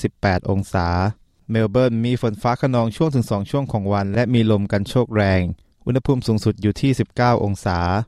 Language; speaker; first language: Thai; native; Thai